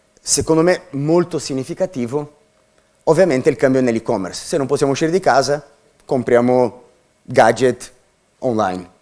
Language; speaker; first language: Italian; non-native, fluent; Portuguese